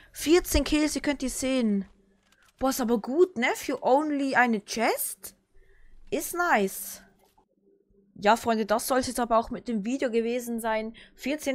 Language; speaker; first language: German; native; German